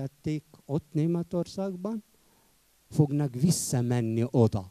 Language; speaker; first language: Hungarian; non-native, fluent; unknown